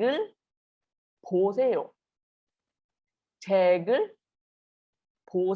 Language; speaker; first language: Korean; non-native, fluent; Malay